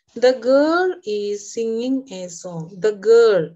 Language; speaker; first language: English; non-native, local second language; Malayalam